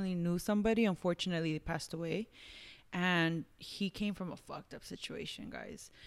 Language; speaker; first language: English; early bilingual, other home language; Spanish